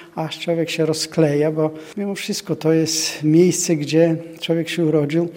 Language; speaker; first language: Polish; non-native, fluent; Bulgarian